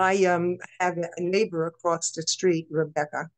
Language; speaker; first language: English; native; English